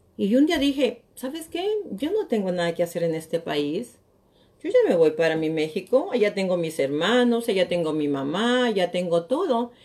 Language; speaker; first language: Spanish; native; Spanish